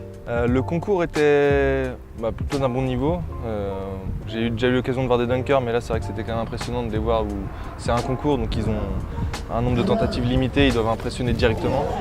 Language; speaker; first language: French; native; French